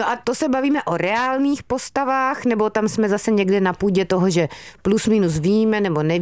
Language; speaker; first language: Czech; native; Czech